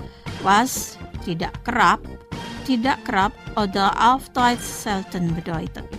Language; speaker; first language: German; non-native, fluent; Indonesian